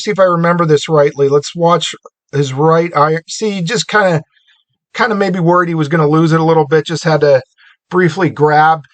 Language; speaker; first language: English; native; English